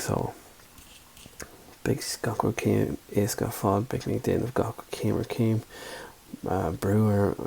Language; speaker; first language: Irish; non-native, local second language; English